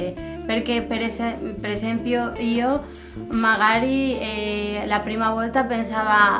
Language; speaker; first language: Italian; non-native, learner; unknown